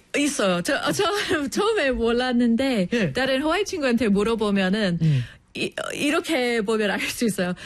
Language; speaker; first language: Korean; non-native, fluent; English